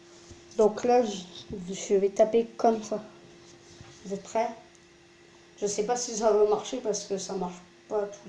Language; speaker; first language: French; native; French